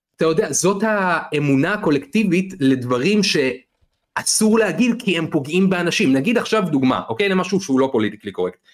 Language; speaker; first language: Hebrew; native; Hebrew